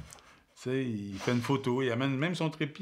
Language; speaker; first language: French; native; French